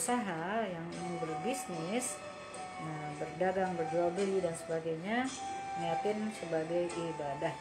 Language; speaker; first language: Indonesian; native; Indonesian